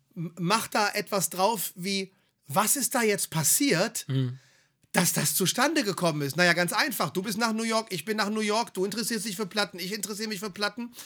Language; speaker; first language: German; native; German